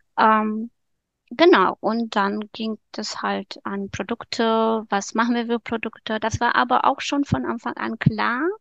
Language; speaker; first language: German; non-native, fluent; Romanian